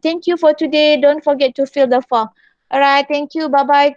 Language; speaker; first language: English; non-native, local second language; Malay